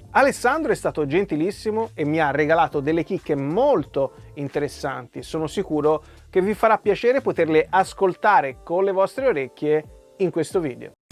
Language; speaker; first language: Italian; native; Italian